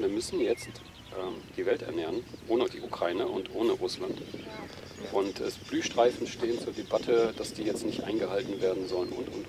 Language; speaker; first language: German; native; German